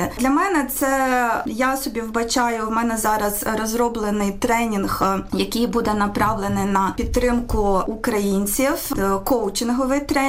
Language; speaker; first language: Ukrainian; native; Ukrainian